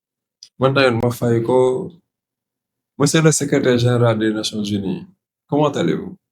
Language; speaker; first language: French; non-native, local second language; Wolof